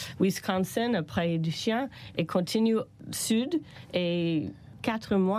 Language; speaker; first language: French; non-native, learner; English